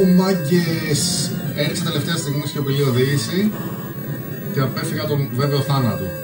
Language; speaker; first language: Greek; early bilingual, other home language; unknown